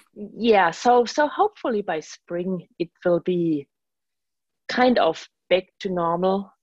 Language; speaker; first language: English; non-native, fluent; German